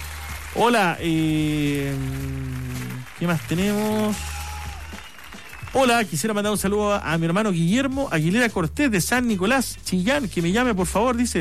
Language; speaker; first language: Spanish; native; Spanish